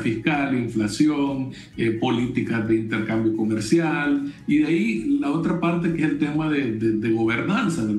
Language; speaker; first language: Spanish; native; Spanish